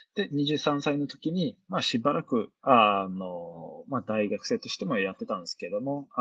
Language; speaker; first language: Japanese; non-native, fluent; Swedish